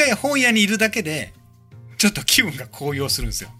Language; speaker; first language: Japanese; native; Japanese